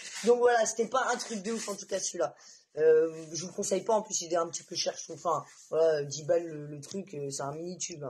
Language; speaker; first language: French; native; French